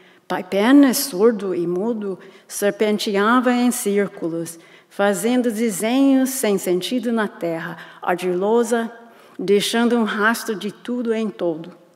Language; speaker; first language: Portuguese; non-native, fluent; English